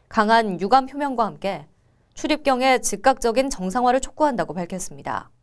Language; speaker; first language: Korean; native; Korean